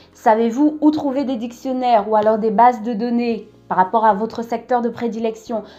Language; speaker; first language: French; native; French